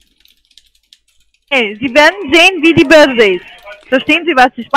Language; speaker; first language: German; non-native, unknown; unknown